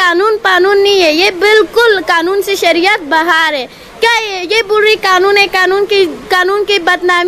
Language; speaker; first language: Hindi; non-native, learner; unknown